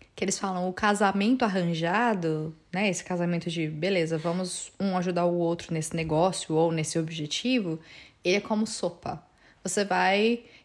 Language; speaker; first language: Portuguese; native; Portuguese